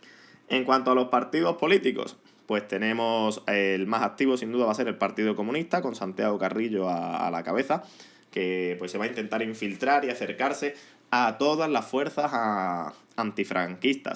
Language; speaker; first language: Spanish; native; Spanish